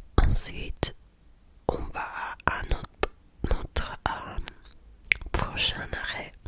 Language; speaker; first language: French; non-native, learner; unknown